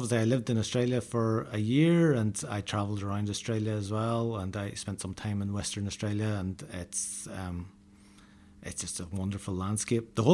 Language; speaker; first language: English; native; English